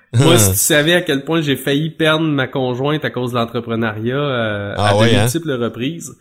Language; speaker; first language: French; native; French